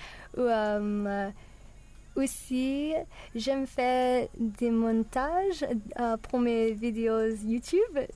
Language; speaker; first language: French; non-native, learner; English